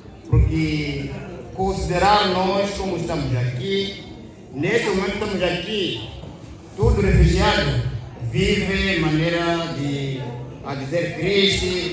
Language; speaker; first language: Portuguese; non-native, learner; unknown